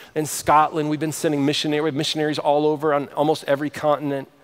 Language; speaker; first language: English; native; English